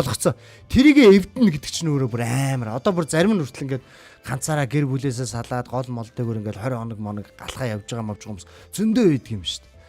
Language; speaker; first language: Mongolian; native; Mongolian